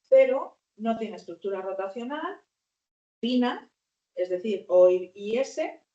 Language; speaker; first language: Spanish; native; Spanish